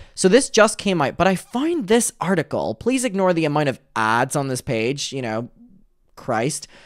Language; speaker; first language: English; native; English